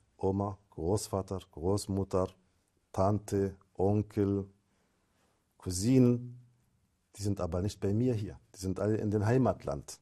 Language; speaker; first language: German; non-native, fluent; Arabic